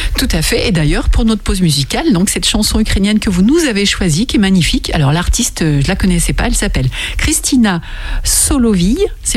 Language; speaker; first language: French; native; French